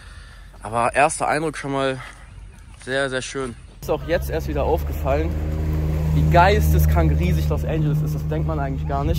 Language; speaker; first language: German; native; German